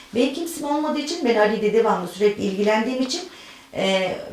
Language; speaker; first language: Turkish; native; Turkish